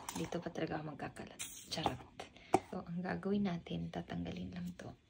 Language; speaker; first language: Filipino; non-native, local second language; Cebuano